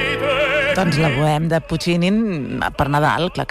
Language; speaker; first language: Catalan; native; Catalan